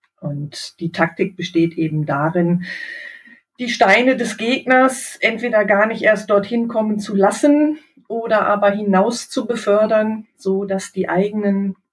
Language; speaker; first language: German; native; German